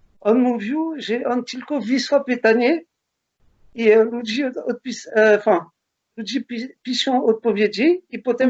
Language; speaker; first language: Polish; non-native, learner; French